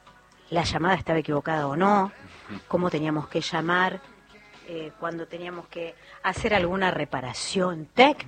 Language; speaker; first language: Spanish; native; Spanish